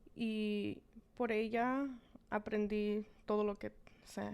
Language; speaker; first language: Spanish; early bilingual, heritage; Spanish